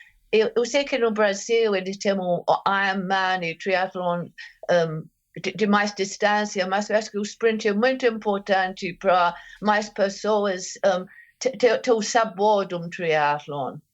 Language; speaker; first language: Portuguese; non-native, fluent; English